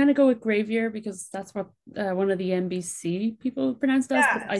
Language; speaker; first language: English; native; English